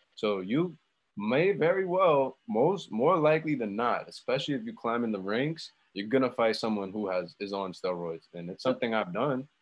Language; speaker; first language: English; native; English